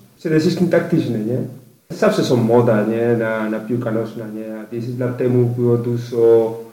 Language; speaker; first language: Polish; non-native, learner; Spanish